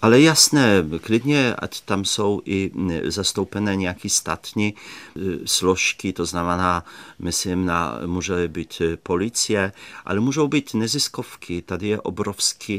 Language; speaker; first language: Czech; native; Czech